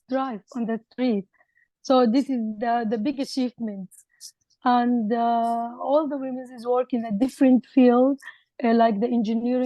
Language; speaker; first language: English; non-native, learner; Arabic